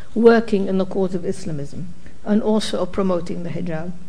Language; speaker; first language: English; non-native, fluent; Arabic